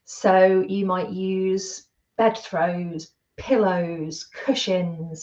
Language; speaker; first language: English; native; English